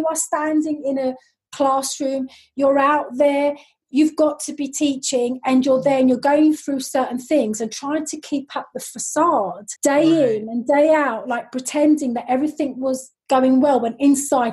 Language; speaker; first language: English; native; English